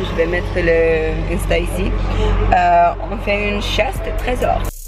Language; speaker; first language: French; non-native, learner; English